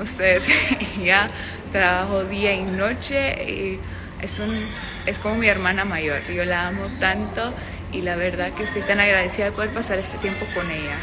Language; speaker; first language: Spanish; native; Spanish